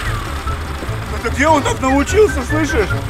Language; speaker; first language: Russian; native; Russian